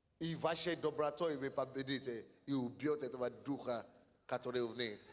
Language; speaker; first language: Russian; non-native, fluent; Yoruba